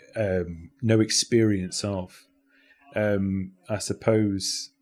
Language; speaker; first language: English; native; English